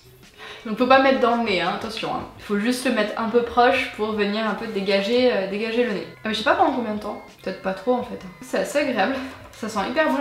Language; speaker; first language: French; native; French